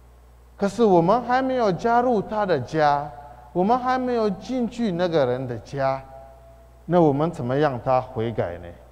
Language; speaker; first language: Chinese; non-native, fluent; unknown